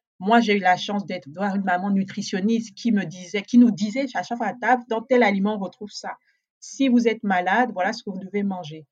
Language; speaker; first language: French; native; French